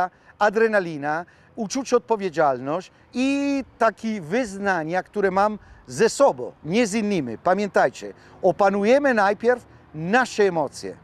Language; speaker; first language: Polish; non-native, fluent; Italian